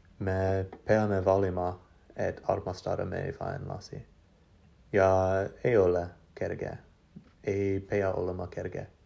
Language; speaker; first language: Estonian; non-native, learner; English